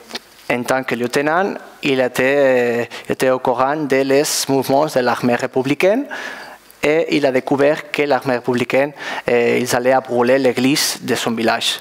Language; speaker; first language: French; non-native, learner; Spanish